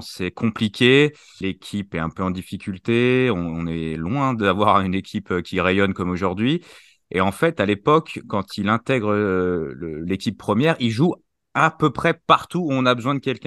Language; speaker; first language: French; native; French